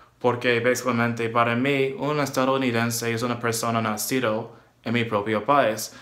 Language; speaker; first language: Spanish; non-native, learner; English